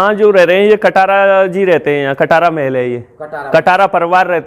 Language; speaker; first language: Hindi; native; Hindi